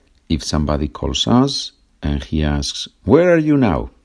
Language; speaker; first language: English; non-native, fluent; Spanish